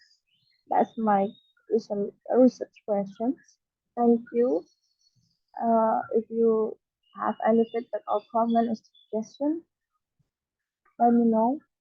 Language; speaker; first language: English; non-native, learner; Indonesian